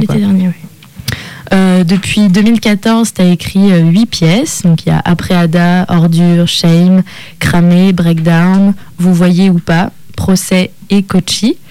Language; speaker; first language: French; native; French